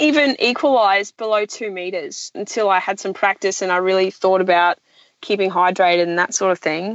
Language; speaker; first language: English; native; English